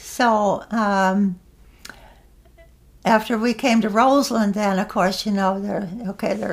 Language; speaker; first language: English; non-native, fluent; Dutch